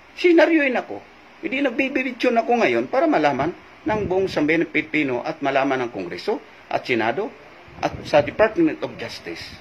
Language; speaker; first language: Filipino; non-native, local second language; Cebuano